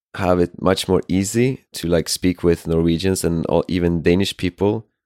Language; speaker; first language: English; non-native, fluent; Swedish